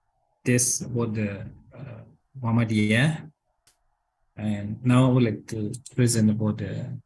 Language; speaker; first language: English; non-native, learner; Indonesian